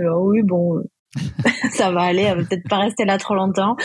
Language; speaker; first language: French; native; French